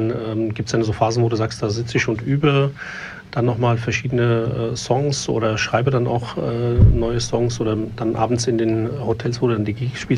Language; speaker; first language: German; native; German